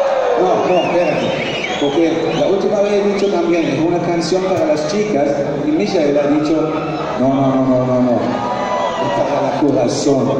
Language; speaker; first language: Spanish; non-native, fluent; German